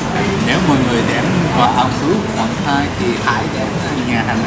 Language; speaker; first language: Vietnamese; non-native, learner; Japanese